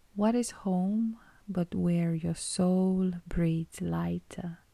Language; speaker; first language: English; non-native, fluent; Romanian